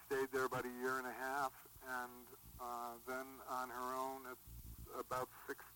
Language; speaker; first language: English; native; English